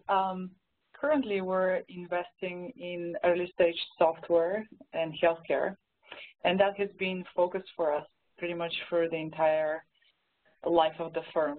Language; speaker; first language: English; non-native, fluent; Bulgarian